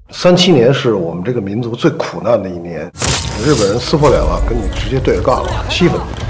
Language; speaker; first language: Chinese; native; Chinese